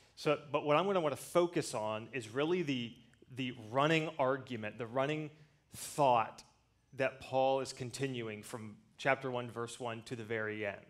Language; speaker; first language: English; native; English